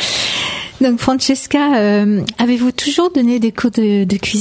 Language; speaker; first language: French; native; French